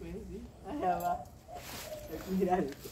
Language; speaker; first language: Spanish; native; Spanish